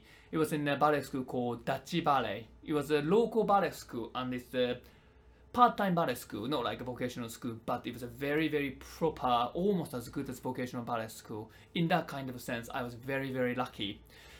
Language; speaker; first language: English; non-native, fluent; Japanese